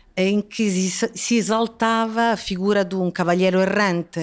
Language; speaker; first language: Portuguese; non-native, fluent; Italian